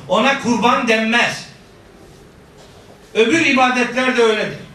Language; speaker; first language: Turkish; native; Turkish